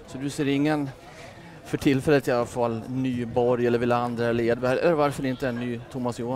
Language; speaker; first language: Swedish; native; Swedish